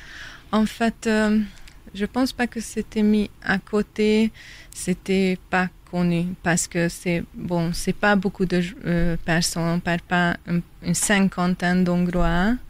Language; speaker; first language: French; non-native, fluent; Hungarian